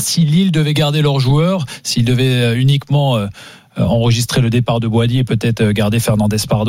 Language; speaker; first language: French; native; French